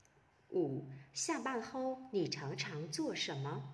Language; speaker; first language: Chinese; non-native, fluent; Vietnamese